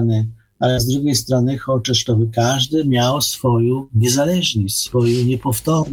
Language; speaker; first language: Polish; non-native, fluent; Ukrainian